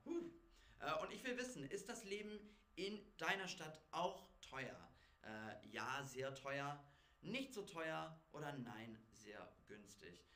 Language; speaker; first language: German; non-native, fluent; English